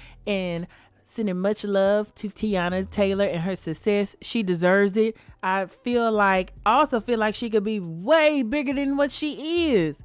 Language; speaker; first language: English; native; English